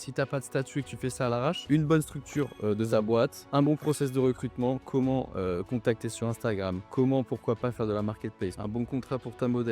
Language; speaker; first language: French; native; French